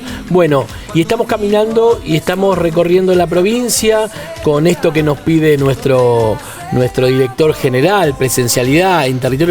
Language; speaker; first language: Spanish; native; Spanish